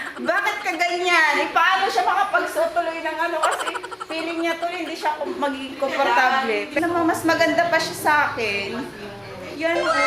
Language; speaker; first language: Filipino; non-native, local second language; Waray